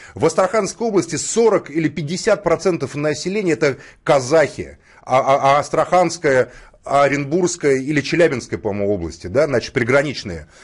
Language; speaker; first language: Russian; native; Russian